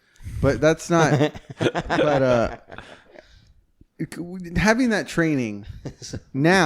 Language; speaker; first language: English; native; English